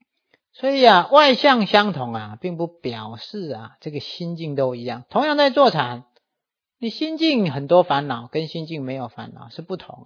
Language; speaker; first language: Chinese; native; Chinese